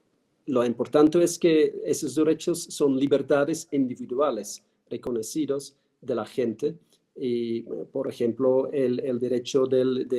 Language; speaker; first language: Spanish; non-native, fluent; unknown